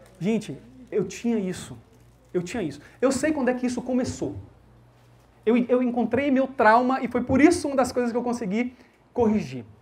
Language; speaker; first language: Portuguese; early bilingual, heritage; Portuguese